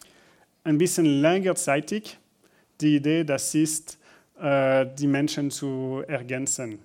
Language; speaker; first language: German; non-native, learner; French